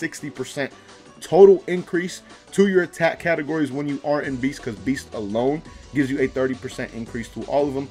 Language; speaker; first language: English; native; English